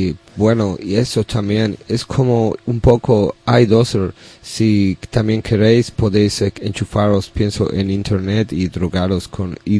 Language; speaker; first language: Spanish; non-native, learner; English